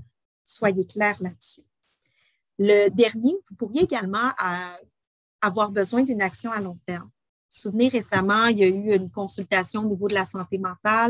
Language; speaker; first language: French; native; French